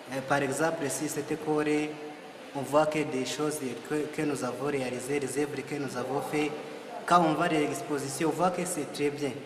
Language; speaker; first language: French; non-native, local second language; Kinyarwanda